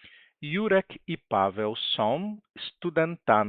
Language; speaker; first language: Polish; non-native, fluent; Portuguese